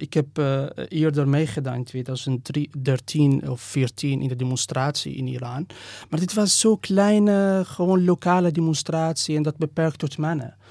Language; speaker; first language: Dutch; non-native, fluent; Persian